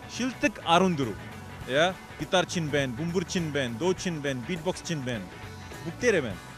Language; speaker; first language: Mongolian; non-native, learner; English